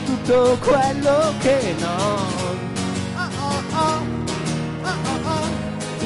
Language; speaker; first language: Italian; native; Italian